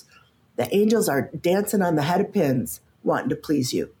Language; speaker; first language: English; native; English